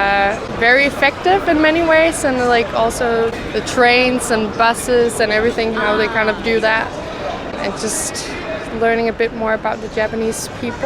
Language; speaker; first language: English; non-native, fluent; Danish